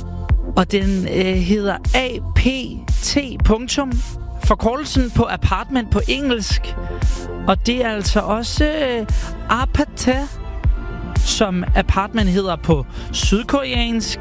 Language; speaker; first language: Danish; native; Danish